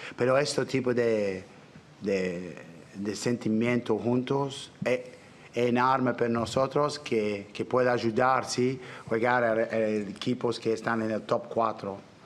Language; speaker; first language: Spanish; non-native, fluent; English